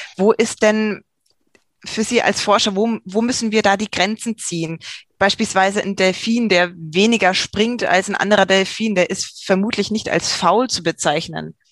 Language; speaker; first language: German; native; German